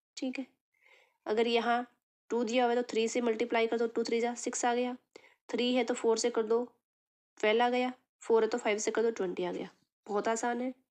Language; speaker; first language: Hindi; native; Hindi